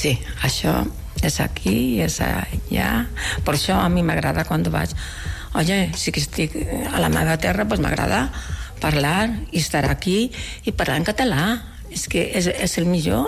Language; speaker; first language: Catalan; non-native, local second language; Galician